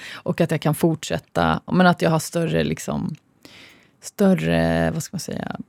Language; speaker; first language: Swedish; early bilingual, other home language; Arabic